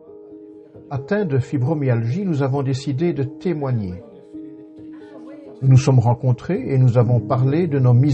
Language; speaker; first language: French; native; French